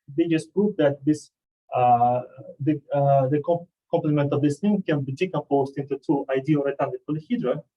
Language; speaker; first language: English; non-native, fluent; Russian